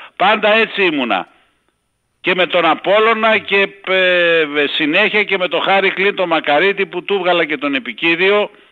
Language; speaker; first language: Greek; native; Greek